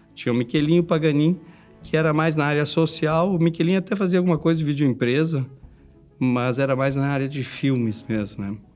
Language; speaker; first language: Portuguese; early bilingual, other home language; Spanish